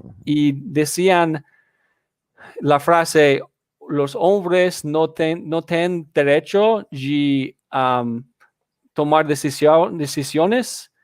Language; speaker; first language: Spanish; non-native, fluent; English